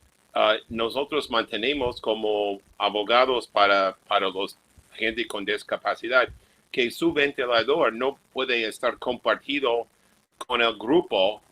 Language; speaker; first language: Spanish; non-native, fluent; English